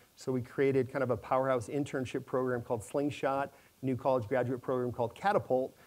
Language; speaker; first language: English; native; English